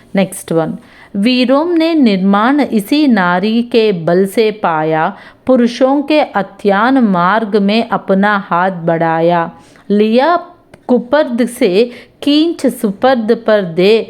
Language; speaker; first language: Hindi; non-native, local second language; Telugu